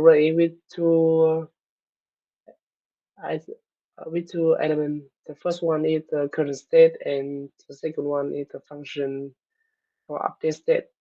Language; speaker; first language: English; non-native, learner; Vietnamese